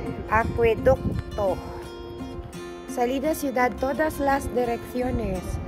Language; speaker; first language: Spanish; non-native, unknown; Filipino